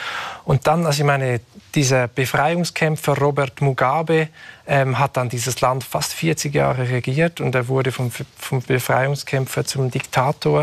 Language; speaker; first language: German; native; German